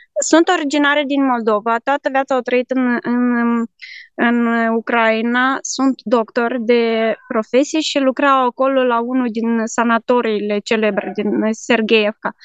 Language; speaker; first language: Romanian; native; Romanian